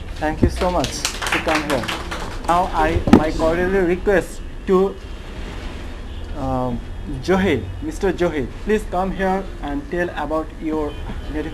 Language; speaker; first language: English; non-native, learner; Bangla